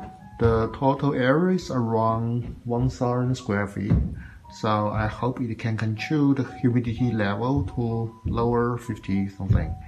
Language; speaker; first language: English; non-native, learner; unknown